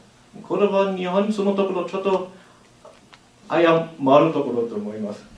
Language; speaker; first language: Japanese; non-native, learner; German